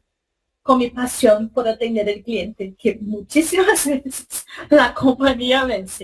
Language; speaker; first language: Spanish; non-native, fluent; Portuguese